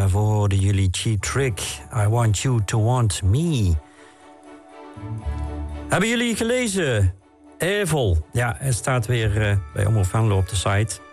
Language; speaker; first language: Dutch; native; Dutch